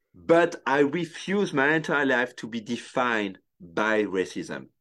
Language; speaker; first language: English; non-native, fluent; French